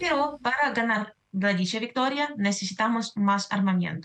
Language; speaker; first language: Spanish; non-native, fluent; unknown